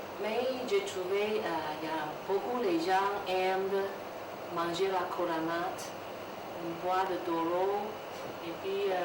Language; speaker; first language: French; non-native, learner; Chinese